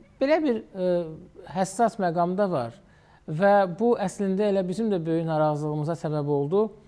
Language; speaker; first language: Azerbaijani; native; Azerbaijani